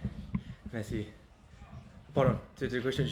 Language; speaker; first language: French; non-native, learner; English